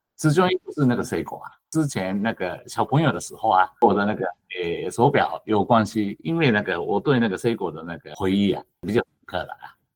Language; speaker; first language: Chinese; non-native, fluent; Japanese